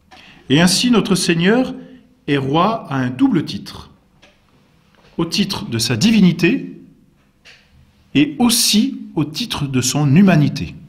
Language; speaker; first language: French; native; French